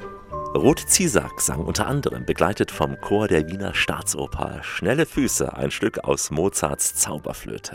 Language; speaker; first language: German; native; German